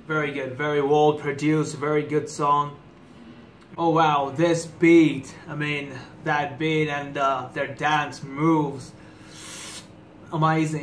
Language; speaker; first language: English; non-native, fluent; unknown